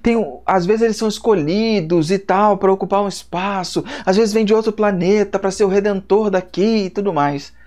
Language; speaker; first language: Portuguese; native; Portuguese